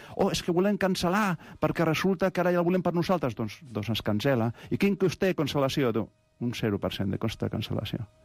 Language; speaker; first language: Catalan; non-native, local second language; Spanish